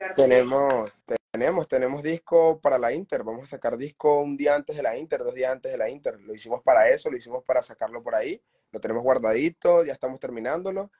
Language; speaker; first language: Spanish; native; Spanish